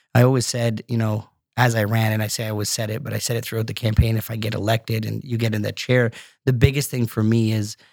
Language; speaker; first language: English; native; English